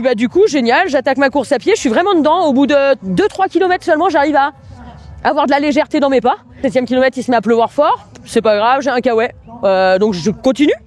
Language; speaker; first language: French; native; French